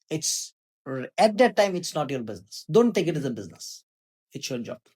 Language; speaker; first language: English; non-native, local second language; Assamese